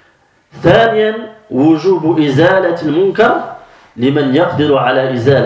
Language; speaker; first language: Arabic; non-native, fluent; French